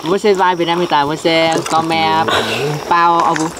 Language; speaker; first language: Portuguese; non-native, learner; Vietnamese